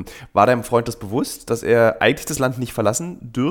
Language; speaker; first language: German; native; German